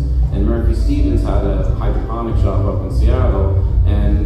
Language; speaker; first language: English; native; English